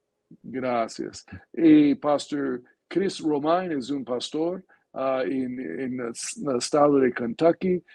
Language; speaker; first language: Spanish; non-native, fluent; English